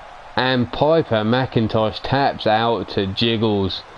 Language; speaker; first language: English; native; English